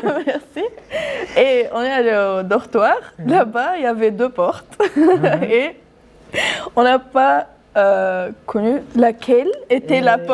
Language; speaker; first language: French; non-native, local second language; Arabic